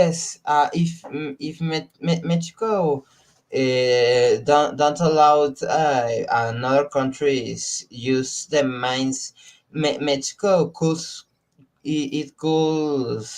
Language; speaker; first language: English; non-native, learner; Spanish